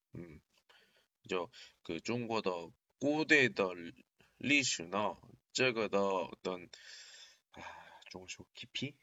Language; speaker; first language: Chinese; non-native, learner; Korean